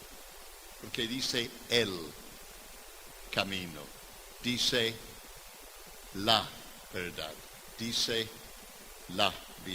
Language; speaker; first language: Spanish; non-native, fluent; English